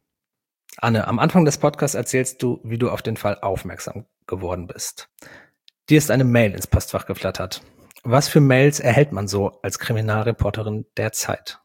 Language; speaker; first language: German; native; German